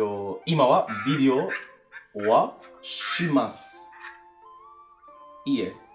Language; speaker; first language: Japanese; non-native, learner; English